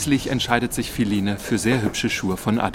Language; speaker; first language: German; native; German